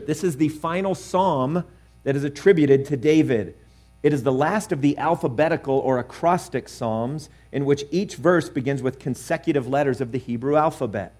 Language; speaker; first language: English; native; English